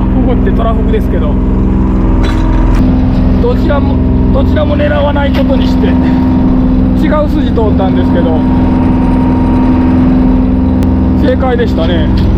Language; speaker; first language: Japanese; native; Japanese